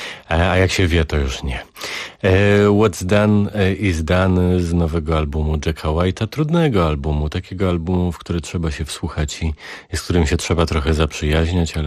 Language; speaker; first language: Polish; native; Polish